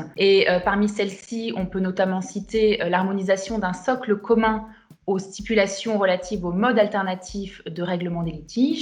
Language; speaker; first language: French; native; French